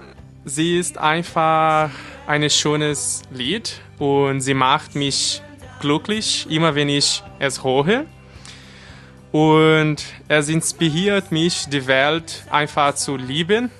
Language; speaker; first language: German; non-native, fluent; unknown